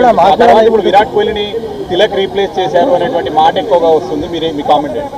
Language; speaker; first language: Telugu; native; Telugu